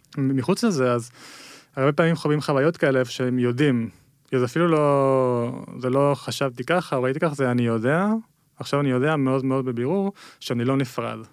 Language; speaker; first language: Hebrew; early bilingual, other home language; Spanish